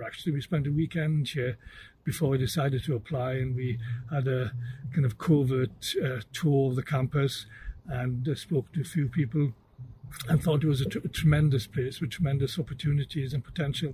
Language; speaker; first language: English; native; English